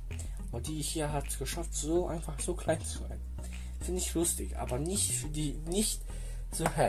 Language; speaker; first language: German; non-native, fluent; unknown